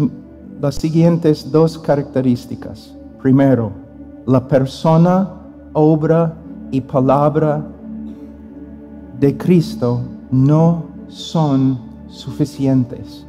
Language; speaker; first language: Spanish; non-native, fluent; English